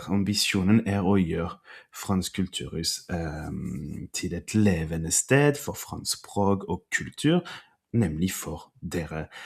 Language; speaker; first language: Norwegian; non-native, fluent; French